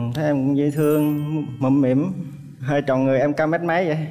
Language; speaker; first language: Vietnamese; native; Vietnamese